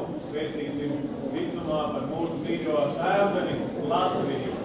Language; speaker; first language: Latvian; native; Latvian